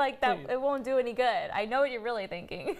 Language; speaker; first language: English; native; English